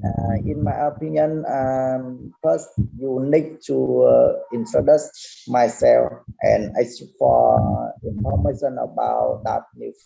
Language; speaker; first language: English; non-native, learner; Khmer